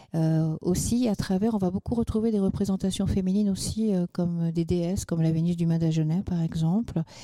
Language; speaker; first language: French; native; French